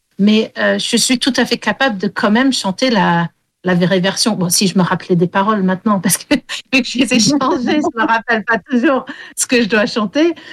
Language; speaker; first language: French; early bilingual, heritage; English